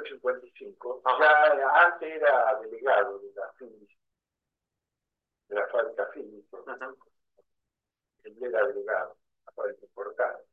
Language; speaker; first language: Spanish; native; Spanish